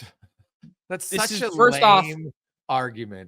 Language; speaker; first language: English; native; English